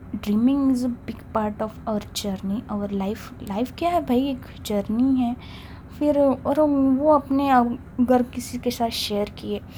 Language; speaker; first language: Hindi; non-native, local second language; Marathi